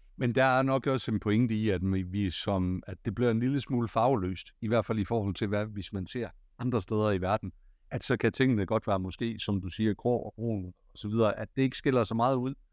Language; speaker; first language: Danish; native; Danish